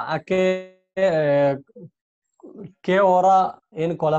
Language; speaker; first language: Spanish; non-native, learner; Hindi